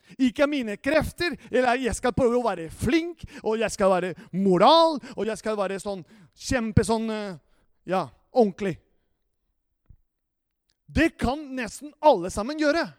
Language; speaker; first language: Norwegian; non-native, fluent; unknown